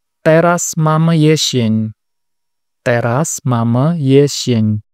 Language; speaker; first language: Polish; non-native, learner; Indonesian